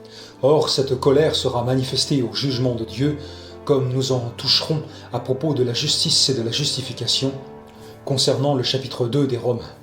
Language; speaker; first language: French; native; French